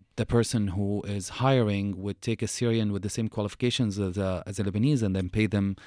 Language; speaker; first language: English; non-native, fluent; Arabic